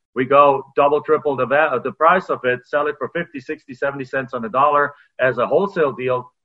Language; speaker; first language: English; non-native, fluent; German